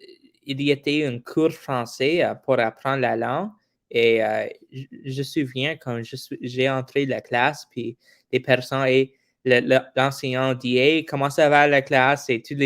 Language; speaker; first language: French; non-native, local second language; English